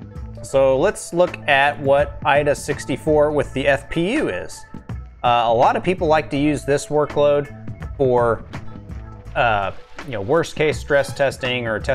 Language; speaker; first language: English; native; English